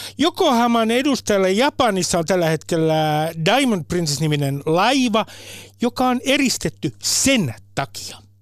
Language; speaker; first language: Finnish; native; Finnish